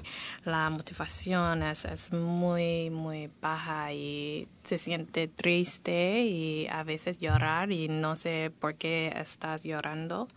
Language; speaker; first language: Spanish; non-native, learner; English